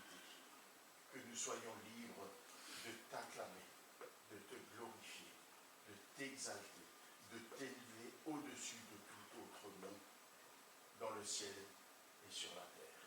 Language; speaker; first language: French; native; French